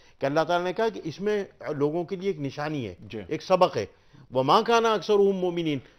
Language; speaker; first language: Urdu; native; Urdu